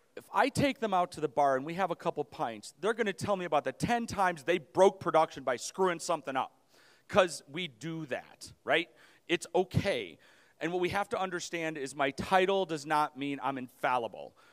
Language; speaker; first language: English; native; English